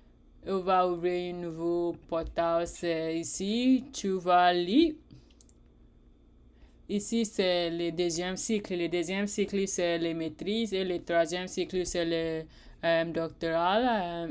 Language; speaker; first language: French; non-native, learner; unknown